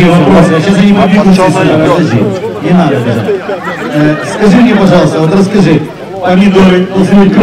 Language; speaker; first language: Russian; native; Russian